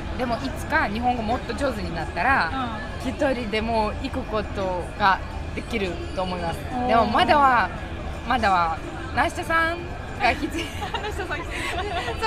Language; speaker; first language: Japanese; non-native, learner; Lithuanian